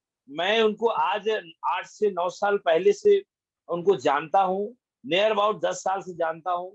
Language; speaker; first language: Hindi; native; Hindi